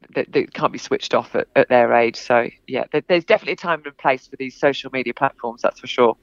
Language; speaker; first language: English; native; English